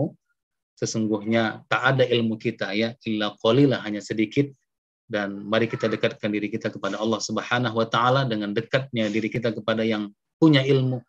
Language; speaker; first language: Indonesian; native; Indonesian